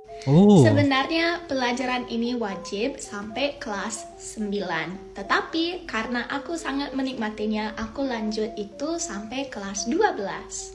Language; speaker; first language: Indonesian; non-native, fluent; English